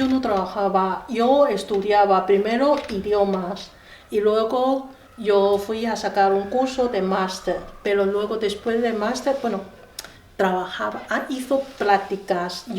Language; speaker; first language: Spanish; non-native, learner; Chinese